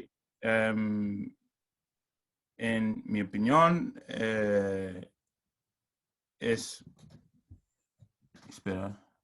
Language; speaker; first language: Spanish; non-native, learner; English